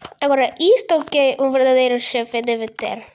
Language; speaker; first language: Spanish; non-native, learner; Portuguese